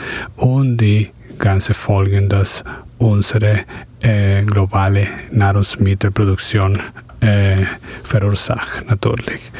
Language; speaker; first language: German; non-native, fluent; Spanish